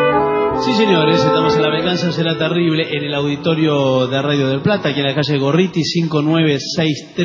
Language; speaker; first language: Spanish; native; Spanish